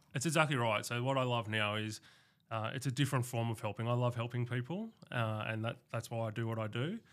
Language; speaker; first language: English; native; English